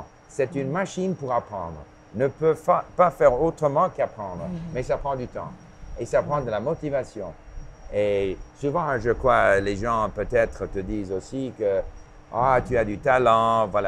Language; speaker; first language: French; non-native, local second language; English